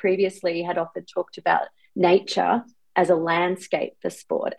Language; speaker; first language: English; native; English